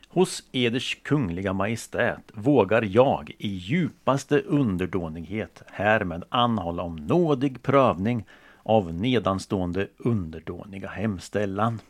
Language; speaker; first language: Swedish; native; Swedish